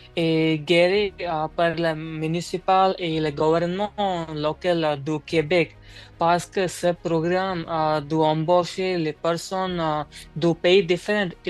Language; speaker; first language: French; non-native, learner; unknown